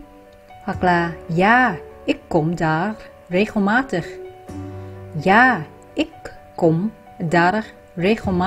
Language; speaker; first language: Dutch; non-native, fluent; Vietnamese